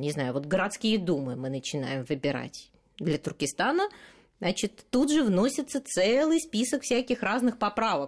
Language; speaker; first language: Russian; native; Russian